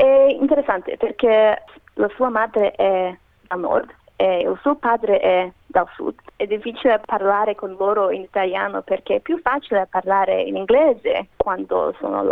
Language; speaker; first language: Italian; non-native, learner; Macedonian